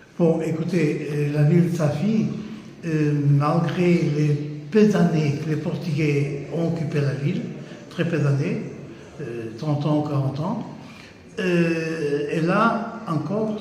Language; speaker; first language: French; non-native, fluent; Portuguese